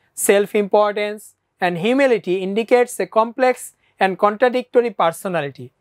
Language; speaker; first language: English; non-native, local second language; Bangla